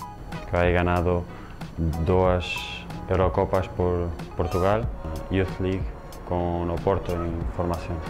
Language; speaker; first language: Spanish; non-native, learner; Portuguese